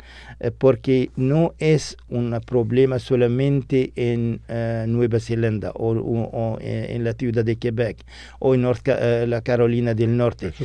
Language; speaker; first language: Spanish; non-native, fluent; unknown